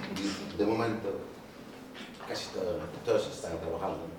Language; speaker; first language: Spanish; non-native, fluent; Wolof